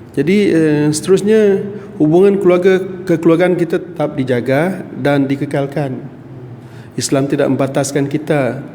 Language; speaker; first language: Malay; non-native, local second language; Iban